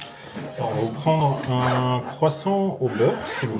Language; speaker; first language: French; non-native, fluent; Japanese